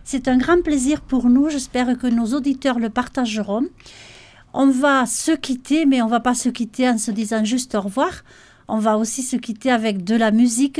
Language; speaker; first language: French; native; French